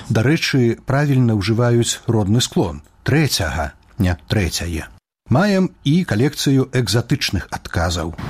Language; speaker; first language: Belarusian; native; Belarusian